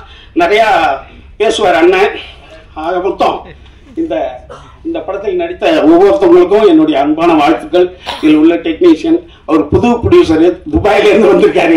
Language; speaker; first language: Tamil; native; Tamil